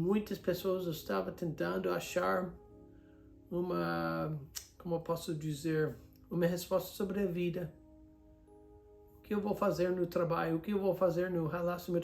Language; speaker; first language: Portuguese; non-native, fluent; English